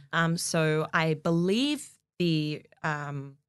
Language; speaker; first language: English; native; English